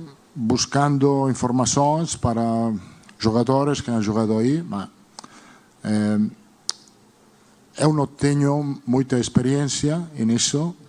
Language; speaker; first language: Portuguese; non-native, learner; Spanish